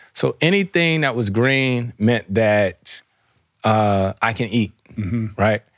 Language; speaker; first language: English; native; English